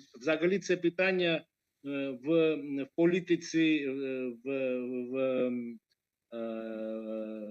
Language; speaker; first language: Ukrainian; non-native, fluent; Georgian